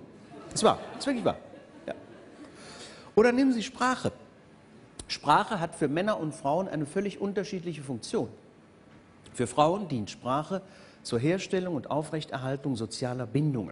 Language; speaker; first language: German; native; German